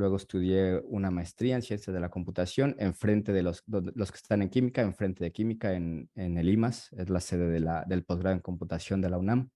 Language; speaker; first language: Spanish; native; Spanish